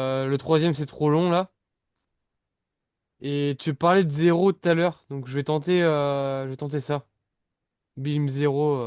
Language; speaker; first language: French; native; French